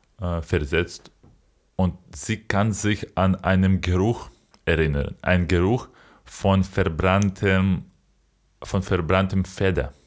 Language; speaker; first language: German; non-native, fluent; Ukrainian